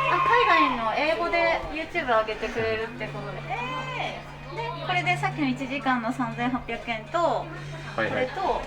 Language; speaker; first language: Japanese; native; Japanese